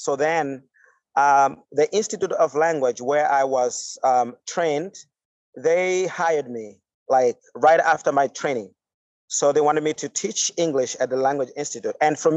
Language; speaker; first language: English; non-native, fluent; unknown